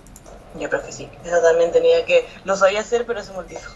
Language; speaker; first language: Spanish; native; Spanish